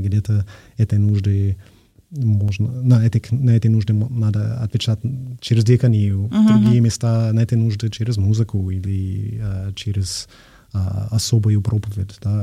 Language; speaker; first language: Russian; non-native, fluent; English